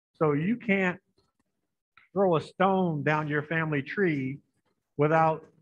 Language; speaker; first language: English; native; English